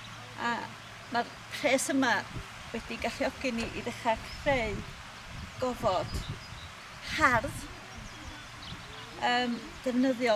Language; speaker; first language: Welsh; native; Welsh